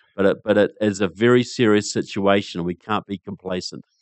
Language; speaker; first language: English; native; English